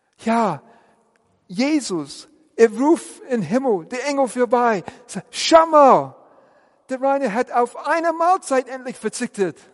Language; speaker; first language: German; non-native, fluent; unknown